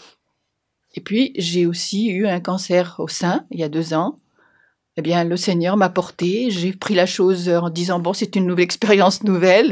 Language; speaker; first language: French; native; French